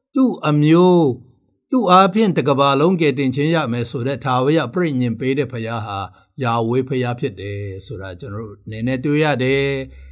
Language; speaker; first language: Burmese; non-native, local second language; Tedim Chin